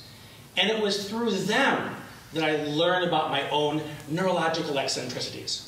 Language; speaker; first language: English; native; English